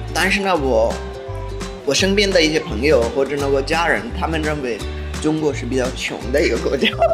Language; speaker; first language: Chinese; non-native, fluent; Hindi